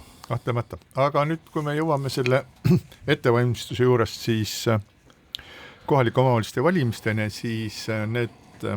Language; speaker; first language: Estonian; native; Estonian